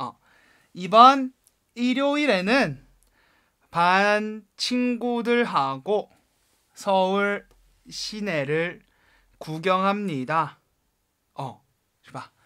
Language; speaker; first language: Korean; non-native, fluent; Chinese